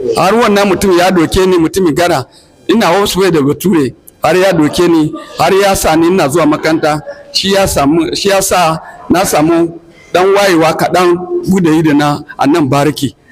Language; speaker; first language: Hausa; native; Hausa